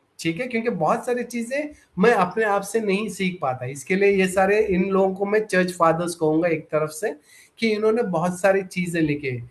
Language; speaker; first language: Hindi; non-native, local second language; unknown